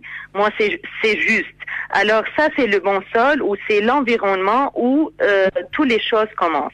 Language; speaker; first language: French; non-native, fluent; Arabic